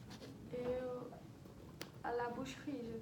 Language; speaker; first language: French; non-native, learner; Portuguese